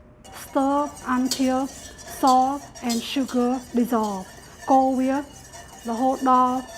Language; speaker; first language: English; non-native, fluent; Khmer